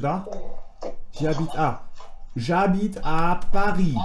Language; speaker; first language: French; native; French